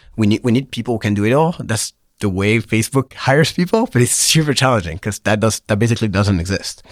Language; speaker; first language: English; non-native, fluent; French